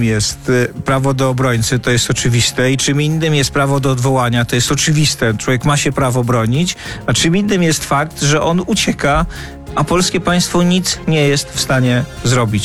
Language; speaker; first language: Polish; native; Polish